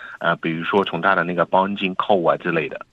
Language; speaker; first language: Chinese; native; Chinese